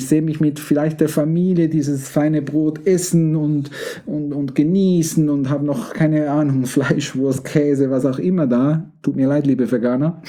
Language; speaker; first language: German; native; German